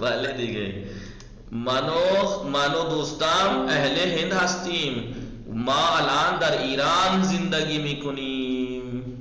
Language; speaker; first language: Persian; non-native, fluent; Urdu